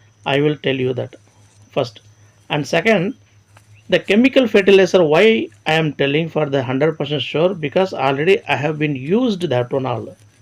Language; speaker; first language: English; non-native, local second language; Tamil